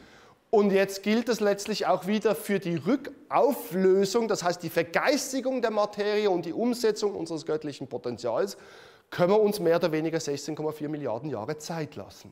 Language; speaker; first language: German; native; German